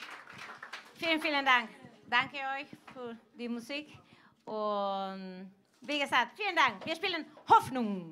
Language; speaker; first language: German; non-native, fluent; Galician